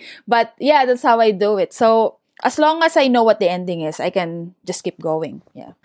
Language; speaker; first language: English; non-native, local second language; Filipino